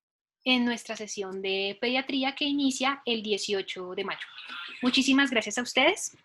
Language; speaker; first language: Spanish; native; Spanish